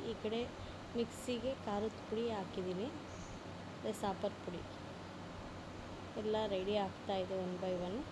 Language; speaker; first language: Kannada; native; Kannada